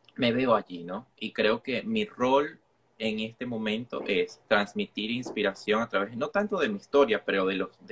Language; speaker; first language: Spanish; native; Spanish